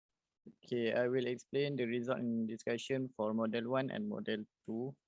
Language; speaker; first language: English; non-native, learner; Malay